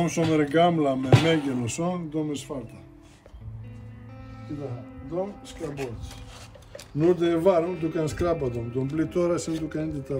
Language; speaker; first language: Swedish; non-native, fluent; Portuguese